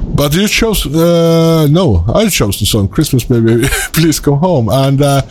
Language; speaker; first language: English; non-native, fluent; Swedish